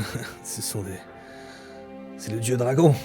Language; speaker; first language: French; native; French